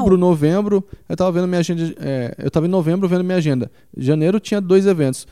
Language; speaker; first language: Portuguese; native; Portuguese